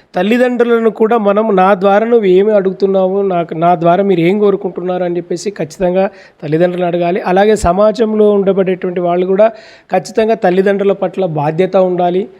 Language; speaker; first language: Telugu; native; Telugu